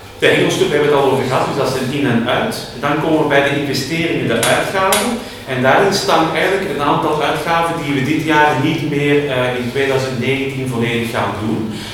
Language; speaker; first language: Dutch; native; Dutch